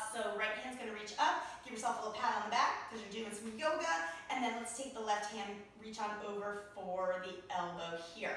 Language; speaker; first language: English; native; English